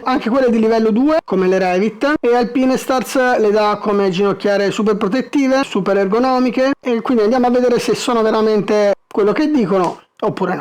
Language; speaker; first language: Italian; native; Italian